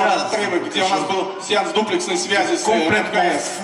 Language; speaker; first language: Russian; native; Russian